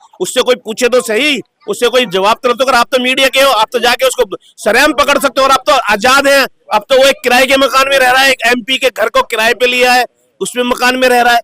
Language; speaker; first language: Hindi; native; Hindi